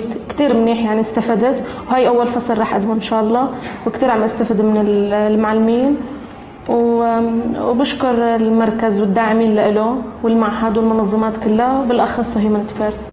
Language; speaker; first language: Arabic; native; Arabic